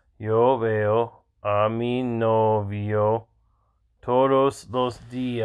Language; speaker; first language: Spanish; non-native, learner; English